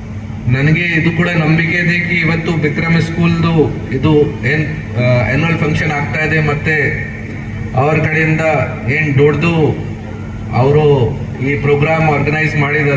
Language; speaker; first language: Kannada; non-native, local second language; Hindi